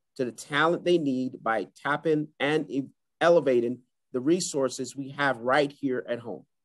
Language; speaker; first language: English; native; English